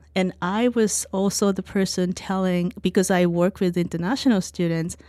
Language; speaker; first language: English; non-native, fluent; Japanese